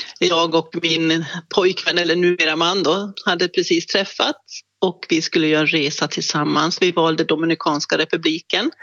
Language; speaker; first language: Swedish; native; Swedish